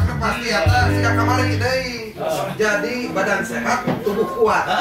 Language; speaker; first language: Indonesian; non-native, local second language; Sundanese